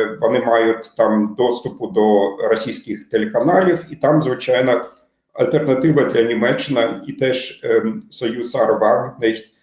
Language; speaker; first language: Ukrainian; non-native, fluent; German